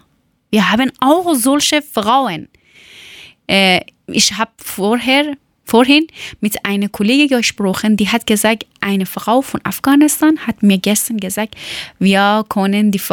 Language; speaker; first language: German; non-native, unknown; Persian